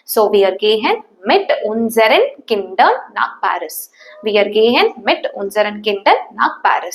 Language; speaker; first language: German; non-native, fluent; Tamil